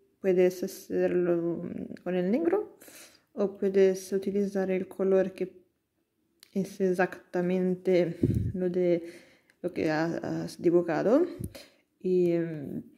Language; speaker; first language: Spanish; non-native, learner; Italian